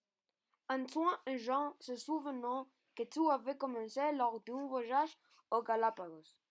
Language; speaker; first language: French; non-native, learner; Spanish